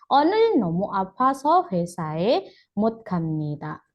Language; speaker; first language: Korean; non-native, fluent; Indonesian